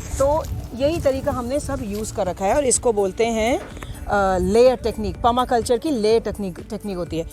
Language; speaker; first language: Hindi; non-native, local second language; Garhwali